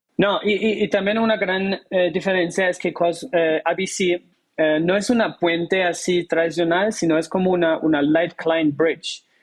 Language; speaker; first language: Spanish; non-native, fluent; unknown